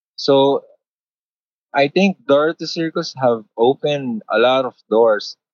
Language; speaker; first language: English; non-native, local second language; Filipino